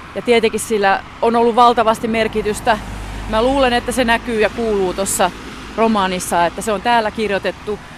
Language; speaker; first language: Finnish; native; Finnish